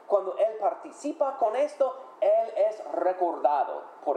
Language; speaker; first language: Spanish; non-native, fluent; English